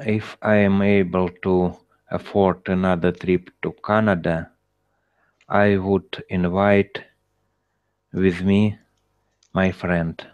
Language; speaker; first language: English; non-native, learner; Russian